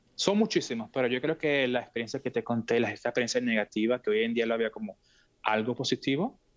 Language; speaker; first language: Spanish; native; Spanish